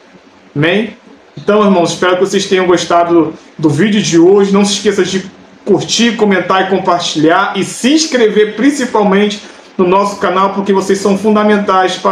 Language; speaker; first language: Portuguese; native; Portuguese